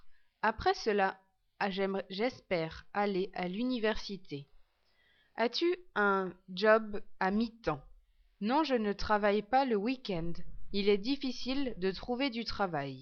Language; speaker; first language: French; non-native, learner; English